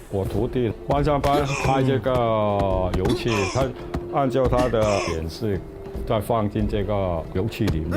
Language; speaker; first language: Chinese; non-native, local second language; Cantonese